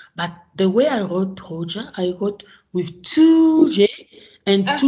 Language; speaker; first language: English; non-native, fluent; French